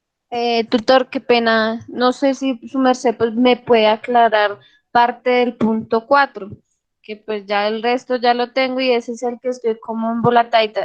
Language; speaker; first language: Spanish; native; Spanish